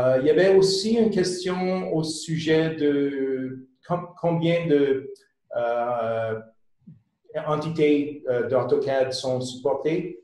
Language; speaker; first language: French; non-native, local second language; English